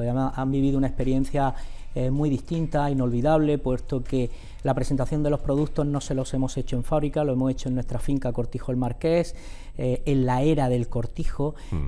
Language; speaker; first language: Spanish; native; Spanish